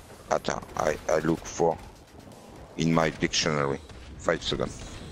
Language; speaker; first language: English; non-native, learner; French